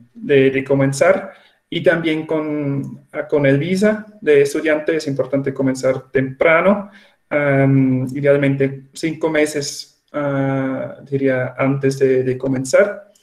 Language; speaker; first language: Spanish; non-native, fluent; Swiss German